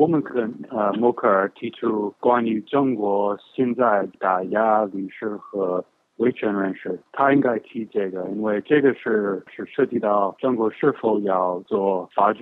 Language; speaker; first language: Chinese; non-native, fluent; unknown